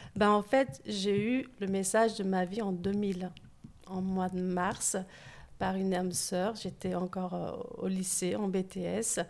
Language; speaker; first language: French; early bilingual, other home language; Turkish